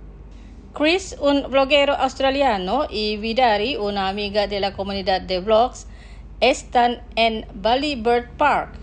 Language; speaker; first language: Spanish; non-native, fluent; Indonesian